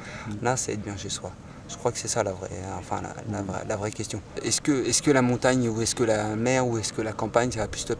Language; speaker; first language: French; native; French